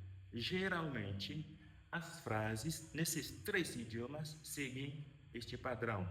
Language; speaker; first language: Portuguese; non-native, fluent; Haitian Creole